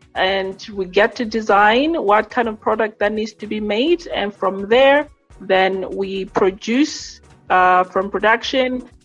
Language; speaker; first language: English; non-native, local second language; Nyanja